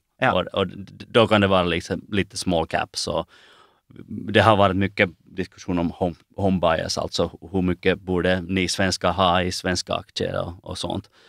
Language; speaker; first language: Swedish; non-native, local second language; Finnish